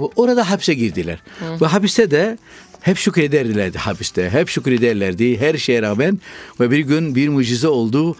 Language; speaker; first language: Turkish; non-native, fluent; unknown